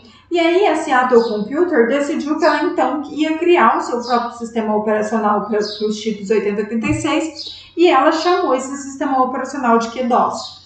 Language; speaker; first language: Portuguese; native; Portuguese